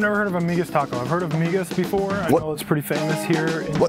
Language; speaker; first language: English; native; English